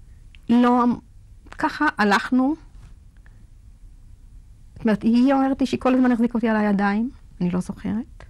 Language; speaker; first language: Hebrew; non-native, fluent; Yiddish